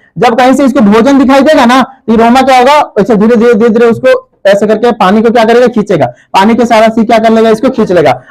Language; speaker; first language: Hindi; native; Hindi